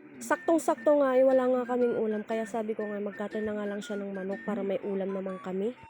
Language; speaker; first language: Filipino; non-native, local second language; Bikol